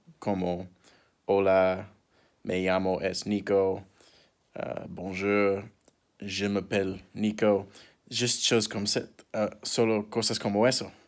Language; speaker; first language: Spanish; non-native, learner; English